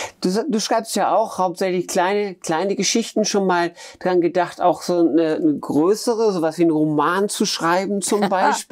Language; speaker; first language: German; native; German